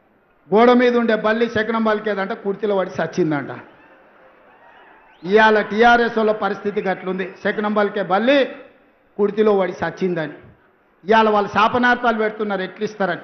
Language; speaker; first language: Telugu; native; Telugu